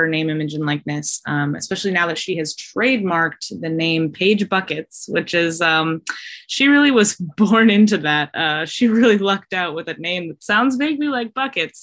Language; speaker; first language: English; native; English